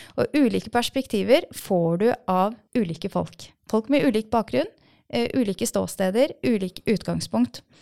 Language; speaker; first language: Norwegian; early bilingual, other home language; Persian